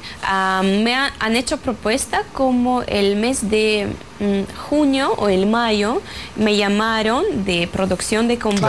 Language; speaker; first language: Spanish; non-native, fluent; Russian